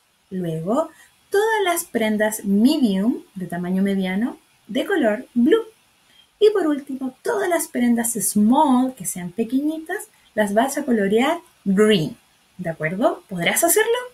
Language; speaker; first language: Spanish; native; Spanish